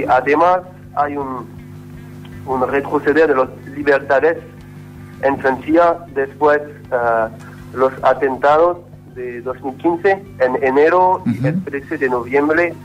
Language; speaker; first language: Spanish; non-native, learner; French